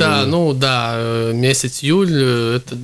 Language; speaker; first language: Russian; non-native, local second language; Latvian